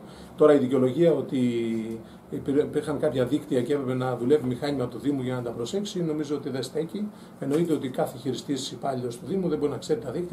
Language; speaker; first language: Greek; native; Greek